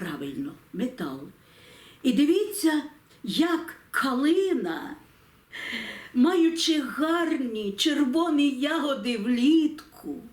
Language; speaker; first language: Ukrainian; native; Ukrainian